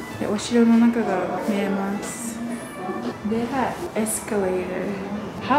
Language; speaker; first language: Japanese; native; Japanese